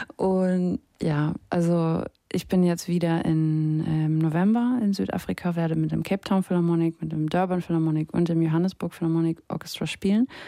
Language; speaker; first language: German; early bilingual, other home language; Russian